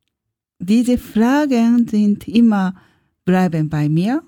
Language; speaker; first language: German; non-native, learner; Japanese